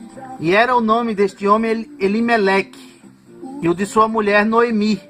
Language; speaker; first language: Portuguese; native; Portuguese